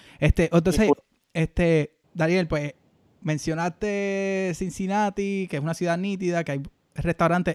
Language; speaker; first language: Spanish; native; Spanish